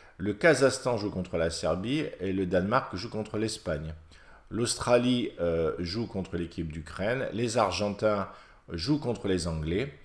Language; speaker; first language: French; native; French